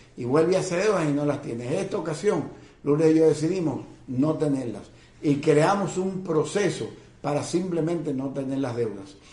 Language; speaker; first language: Spanish; native; Spanish